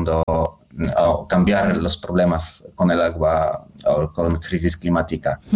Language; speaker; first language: Spanish; non-native, fluent; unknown